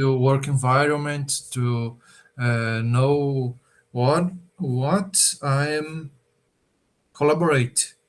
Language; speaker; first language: English; non-native, learner; Portuguese